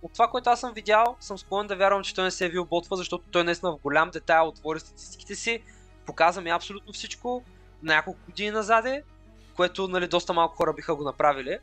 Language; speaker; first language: Bulgarian; native; Bulgarian